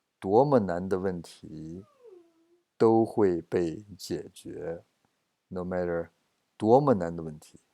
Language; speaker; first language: Chinese; non-native, fluent; English